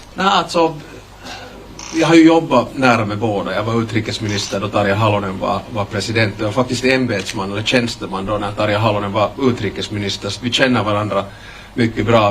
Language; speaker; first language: Swedish; native; Swedish